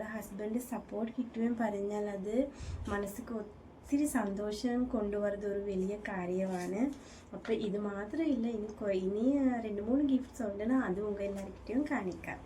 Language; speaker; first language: Malayalam; non-native, learner; Tamil